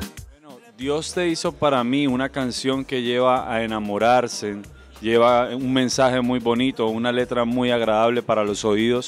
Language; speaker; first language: Spanish; native; Spanish